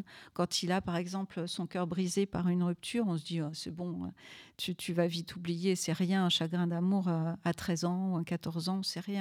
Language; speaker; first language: French; native; French